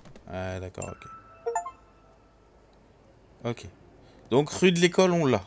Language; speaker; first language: French; native; French